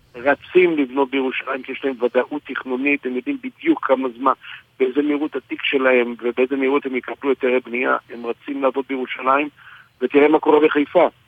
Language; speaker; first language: Hebrew; native; Hebrew